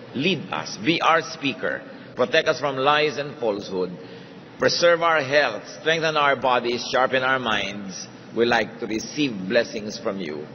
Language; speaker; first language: English; non-native, local second language; Filipino